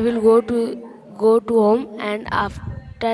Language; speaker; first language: English; non-native, learner; Hindi